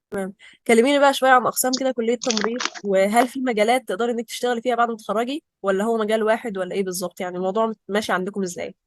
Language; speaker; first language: Arabic; native; Arabic